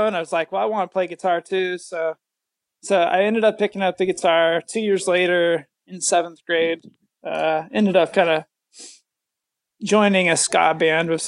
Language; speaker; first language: English; native; English